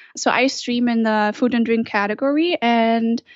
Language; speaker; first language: English; non-native, fluent; German